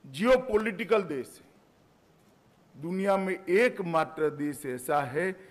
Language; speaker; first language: Hindi; non-native, local second language; Gujarati